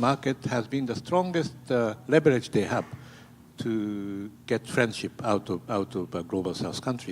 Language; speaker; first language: English; non-native, fluent; Japanese